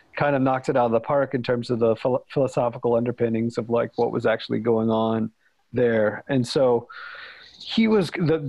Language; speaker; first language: English; native; English